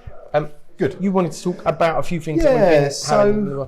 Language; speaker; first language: English; native; English